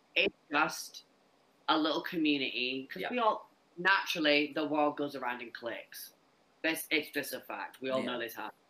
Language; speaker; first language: English; native; English